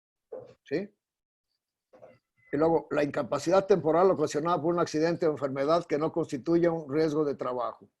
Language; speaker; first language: Spanish; native; Spanish